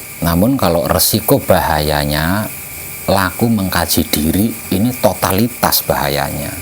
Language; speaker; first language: Indonesian; non-native, local second language; Javanese